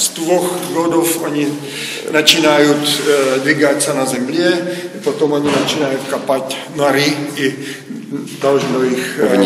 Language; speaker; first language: Russian; non-native, fluent; Czech